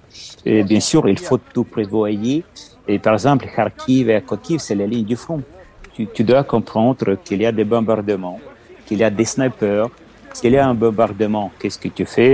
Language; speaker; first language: French; non-native, fluent; Ukrainian